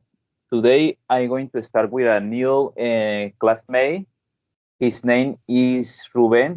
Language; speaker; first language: English; non-native, fluent; Spanish